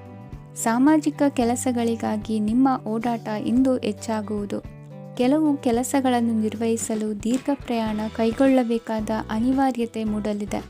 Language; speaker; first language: Kannada; native; Kannada